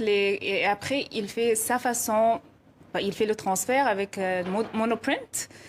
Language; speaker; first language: French; non-native, fluent; Arabic